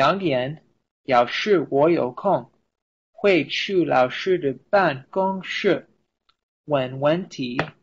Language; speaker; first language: Chinese; non-native, learner; English